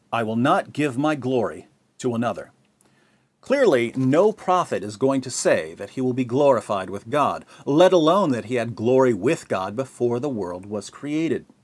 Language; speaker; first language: English; native; English